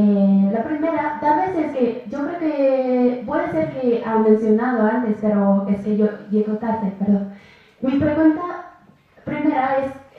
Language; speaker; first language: Spanish; non-native, learner; Chinese